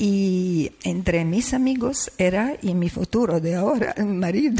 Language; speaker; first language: Spanish; non-native, learner; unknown